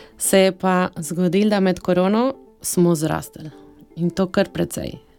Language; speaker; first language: Slovenian; early bilingual, heritage; Slovenian